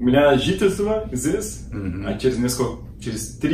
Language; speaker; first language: Russian; non-native, learner; Portuguese